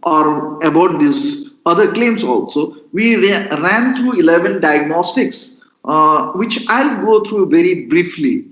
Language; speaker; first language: English; non-native, local second language; Nepali